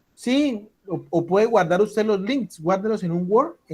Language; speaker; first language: Spanish; native; Spanish